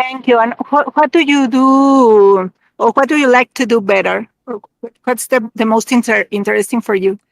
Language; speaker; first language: English; non-native, learner; Spanish